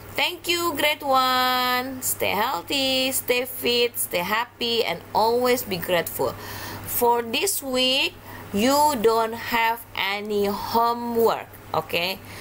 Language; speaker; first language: English; non-native, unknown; Indonesian